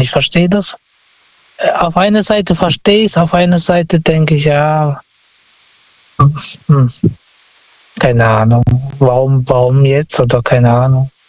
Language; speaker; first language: German; non-native, fluent; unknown